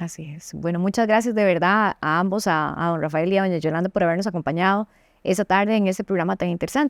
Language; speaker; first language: Spanish; native; Spanish